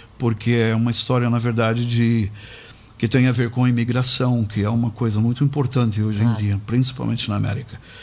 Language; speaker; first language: Portuguese; native; Portuguese